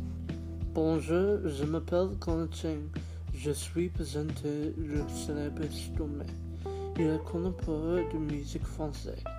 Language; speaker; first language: French; non-native, learner; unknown